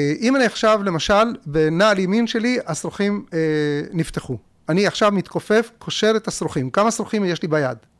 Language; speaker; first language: Hebrew; early bilingual, other home language; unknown